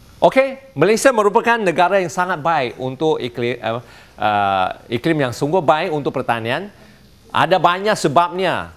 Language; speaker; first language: Malay; non-native, local second language; Chinese